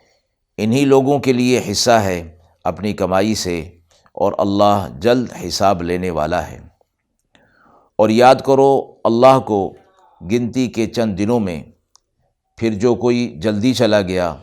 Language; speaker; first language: Urdu; native; Urdu